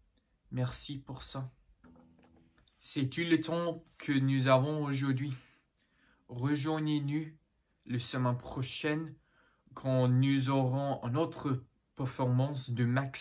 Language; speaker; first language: French; non-native, learner; English